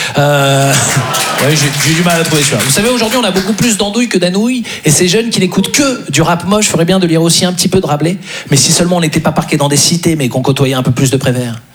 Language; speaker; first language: French; native; French